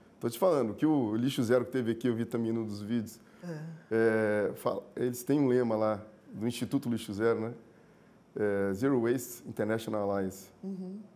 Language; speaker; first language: Portuguese; native; Portuguese